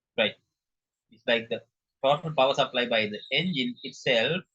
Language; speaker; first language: English; non-native, local second language; Sinhala